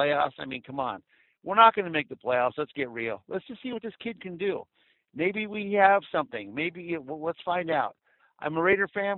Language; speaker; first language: English; native; English